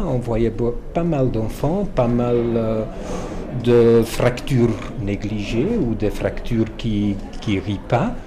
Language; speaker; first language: French; non-native, fluent; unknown